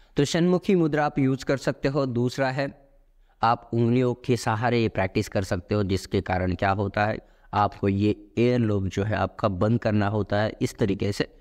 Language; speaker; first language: Hindi; non-native, local second language; Marathi